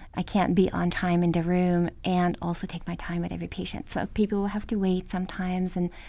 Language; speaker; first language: English; early bilingual, other home language; Norwegian